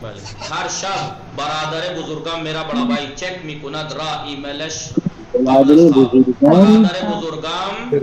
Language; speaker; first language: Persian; non-native, fluent; Urdu